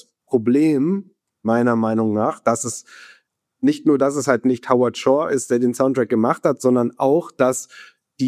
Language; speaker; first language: German; native; German